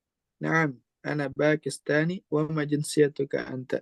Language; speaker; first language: Arabic; non-native, learner; Indonesian